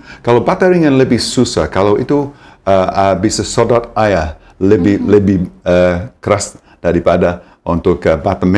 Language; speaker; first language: Indonesian; non-native, fluent; English